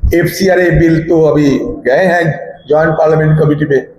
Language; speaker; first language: Hindi; non-native, local second language; Bangla